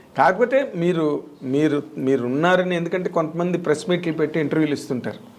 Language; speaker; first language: Telugu; native; Telugu